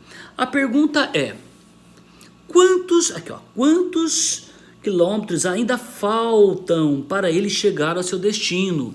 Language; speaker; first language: Portuguese; native; Portuguese